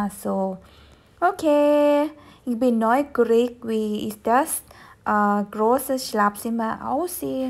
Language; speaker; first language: German; non-native, fluent; Thai